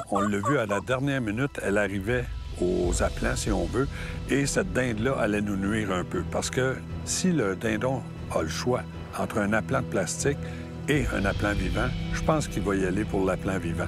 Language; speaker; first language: French; native; French